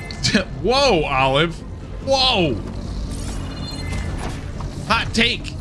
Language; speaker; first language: English; native; English